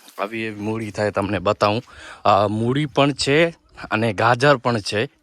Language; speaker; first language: Gujarati; non-native, local second language; Kachhi